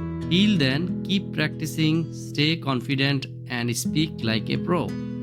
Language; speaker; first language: English; non-native, local second language; Bangla